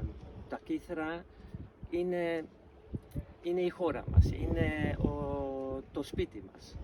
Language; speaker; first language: Greek; non-native, fluent; Dutch